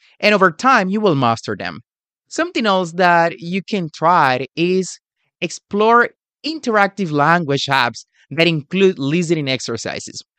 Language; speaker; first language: English; non-native, fluent; Spanish